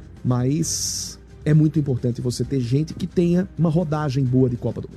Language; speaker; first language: Portuguese; native; Portuguese